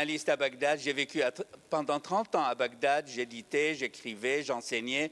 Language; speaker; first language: French; non-native, fluent; Arabic